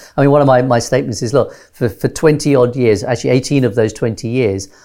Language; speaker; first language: English; native; English